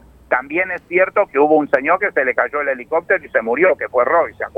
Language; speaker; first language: Spanish; native; Spanish